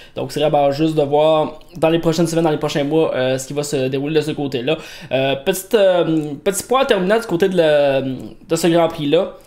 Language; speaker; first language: French; native; French